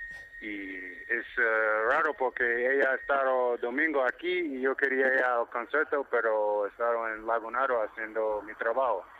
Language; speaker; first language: Spanish; non-native, learner; English